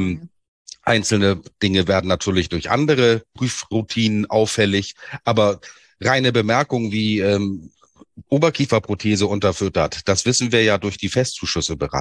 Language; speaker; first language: German; native; German